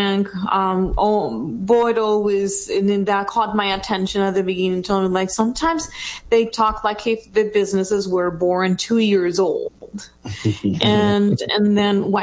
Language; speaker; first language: English; non-native, fluent; Spanish